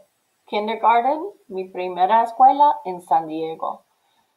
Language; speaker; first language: Spanish; non-native, fluent; English